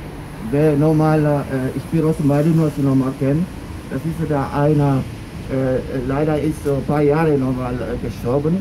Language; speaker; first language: German; non-native, learner; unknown